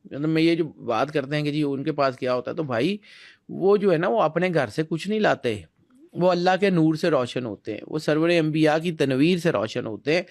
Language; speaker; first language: Urdu; non-native, local second language; Punjabi